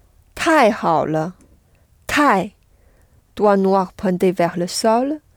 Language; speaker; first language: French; non-native, fluent; Chinese